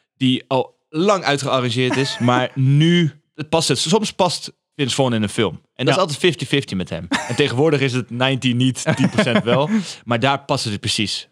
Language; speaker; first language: Dutch; early bilingual, other home language; Bosnian